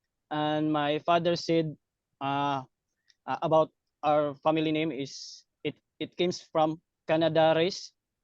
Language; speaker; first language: English; non-native, learner; Cebuano